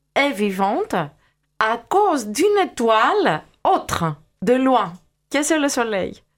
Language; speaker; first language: French; non-native, fluent; Greek